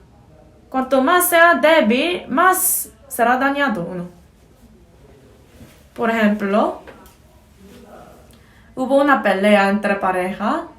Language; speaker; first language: Spanish; non-native, fluent; Korean